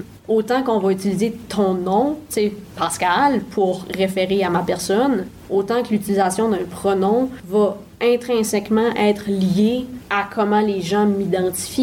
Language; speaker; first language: French; native; French